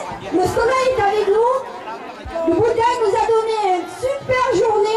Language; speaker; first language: French; native; French